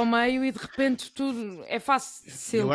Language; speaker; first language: Portuguese; native; Portuguese